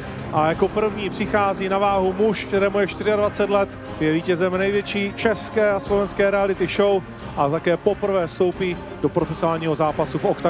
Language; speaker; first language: Czech; native; Czech